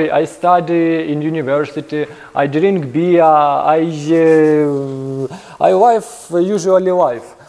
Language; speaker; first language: English; non-native, learner; Ukrainian